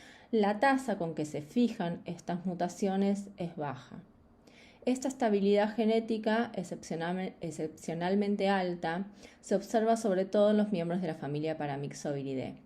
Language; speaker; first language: Spanish; native; Spanish